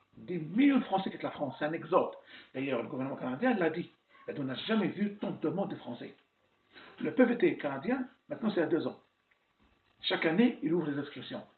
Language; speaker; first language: French; non-native, local second language; Arabic